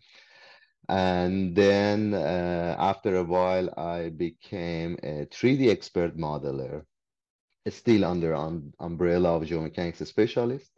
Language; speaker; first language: English; non-native, fluent; Persian